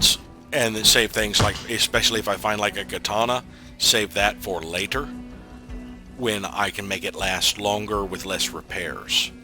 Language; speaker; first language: English; native; English